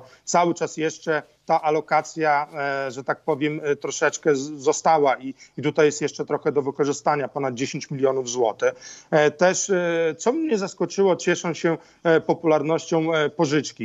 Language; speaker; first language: Polish; native; Polish